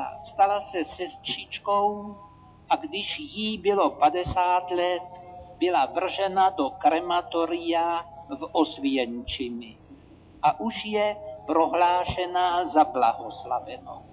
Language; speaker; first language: Czech; native; Czech